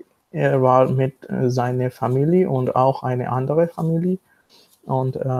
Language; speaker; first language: German; non-native, learner; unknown